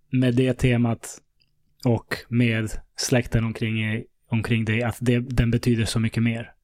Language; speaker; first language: Swedish; early bilingual, other home language; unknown